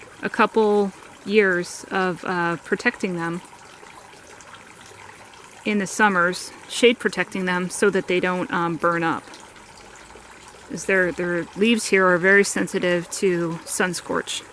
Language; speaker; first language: English; native; English